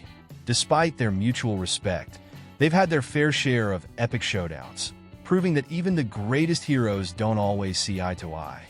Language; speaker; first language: English; native; English